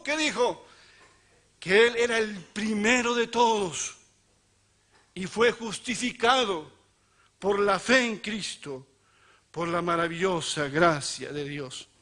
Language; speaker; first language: Spanish; native; Spanish